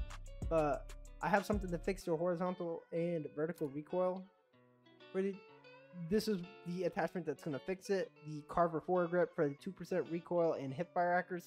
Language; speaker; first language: English; native; English